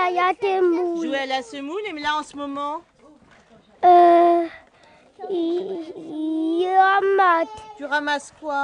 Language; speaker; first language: French; native; French